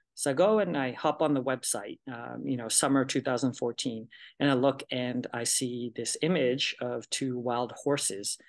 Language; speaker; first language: English; early bilingual, other home language; Japanese